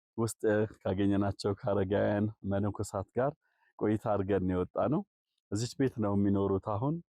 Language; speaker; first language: Amharic; native; Amharic